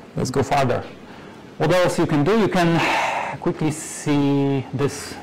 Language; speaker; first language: English; non-native, fluent; Polish